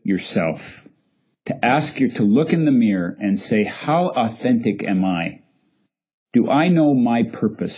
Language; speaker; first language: English; native; English